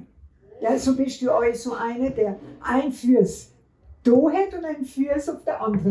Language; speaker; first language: German; non-native, fluent; French